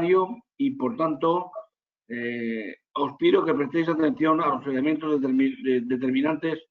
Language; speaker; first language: Spanish; native; Spanish